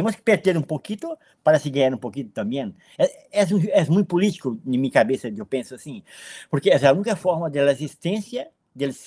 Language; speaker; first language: Spanish; non-native, learner; Portuguese